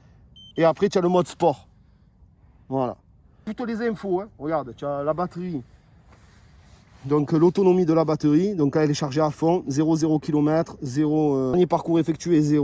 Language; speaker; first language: French; native; French